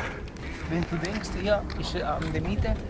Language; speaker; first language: German; non-native, learner; Italian